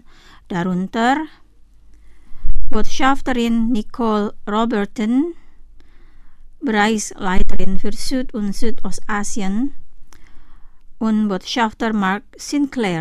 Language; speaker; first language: German; non-native, fluent; Indonesian